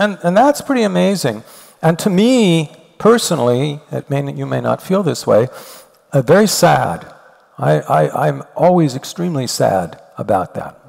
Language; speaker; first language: English; native; English